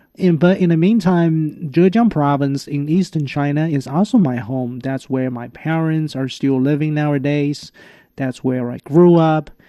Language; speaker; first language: English; non-native, fluent; Chinese